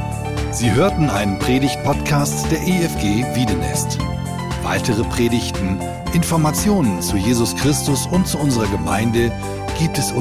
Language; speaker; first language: German; native; German